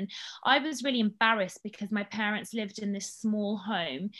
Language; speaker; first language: English; native; English